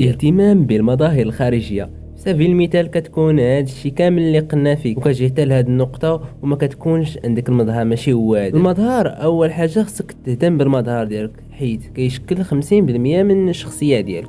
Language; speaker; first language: Arabic; native; Arabic